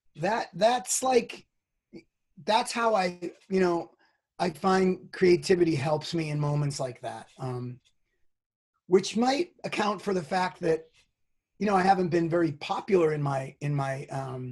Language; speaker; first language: English; native; English